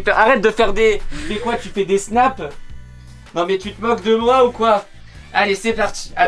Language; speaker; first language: French; native; French